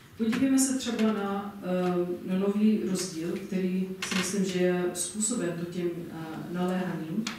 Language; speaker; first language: Czech; non-native, fluent; English